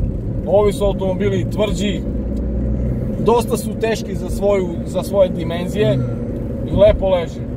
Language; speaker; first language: Serbian; native; Serbian